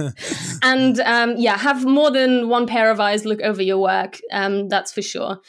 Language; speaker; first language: English; non-native, fluent; Slovak